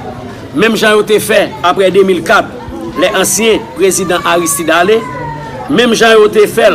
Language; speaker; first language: Haitian Creole; native; Haitian Creole